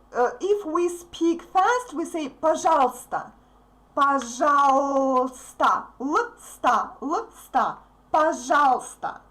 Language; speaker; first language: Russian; native; Russian